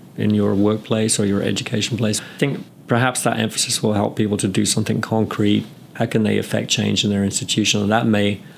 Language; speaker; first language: English; native; English